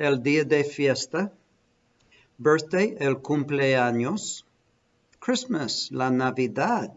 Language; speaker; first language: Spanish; non-native, fluent; English